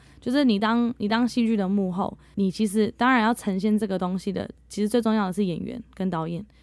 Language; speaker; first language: Chinese; early bilingual, heritage; Chinese